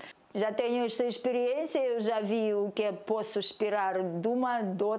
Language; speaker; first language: Portuguese; non-native, learner; Russian